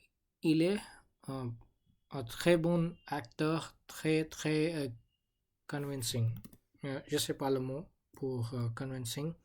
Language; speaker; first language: French; non-native, learner; English